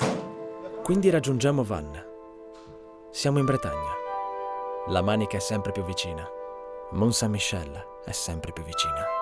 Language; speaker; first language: Italian; native; Italian